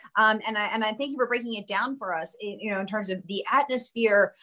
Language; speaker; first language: English; native; English